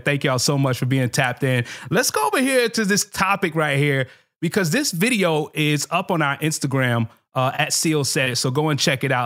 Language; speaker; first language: English; native; English